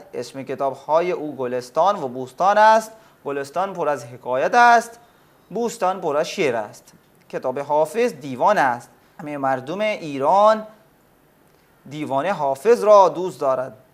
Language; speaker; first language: Persian; non-native, fluent; Urdu